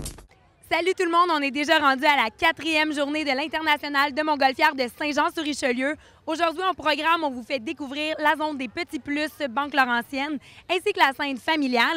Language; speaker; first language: French; native; French